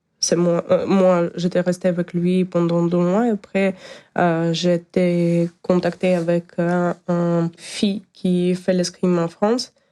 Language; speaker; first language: French; non-native, learner; Ukrainian